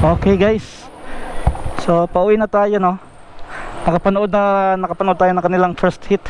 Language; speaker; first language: Filipino; native; Filipino